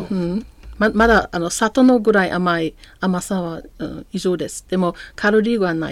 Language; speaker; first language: Japanese; non-native, learner; German